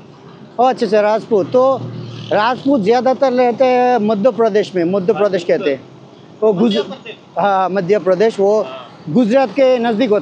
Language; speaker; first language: Hindi; non-native, learner; Bangla